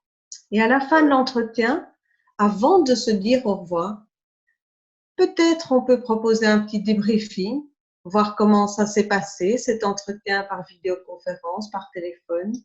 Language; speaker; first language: French; native; French